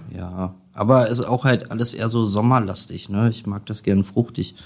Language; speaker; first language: German; native; German